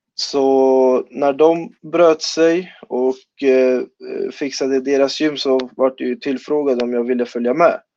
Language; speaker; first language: Swedish; early bilingual, other home language; Spanish